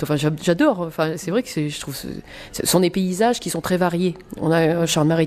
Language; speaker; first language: French; native; French